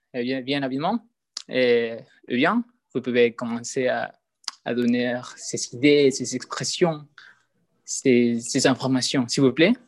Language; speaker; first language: French; non-native, learner; Spanish